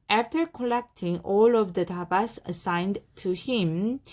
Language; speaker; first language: English; non-native, fluent; Korean